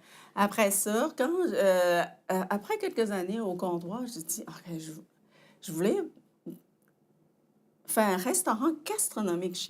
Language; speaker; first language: French; non-native, fluent; Chinese